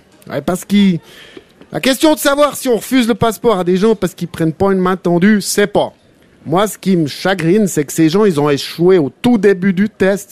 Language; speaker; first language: French; native; French